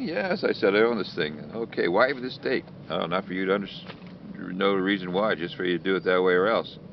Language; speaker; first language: English; native; English